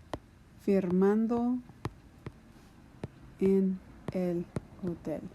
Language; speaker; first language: Spanish; non-native, fluent; English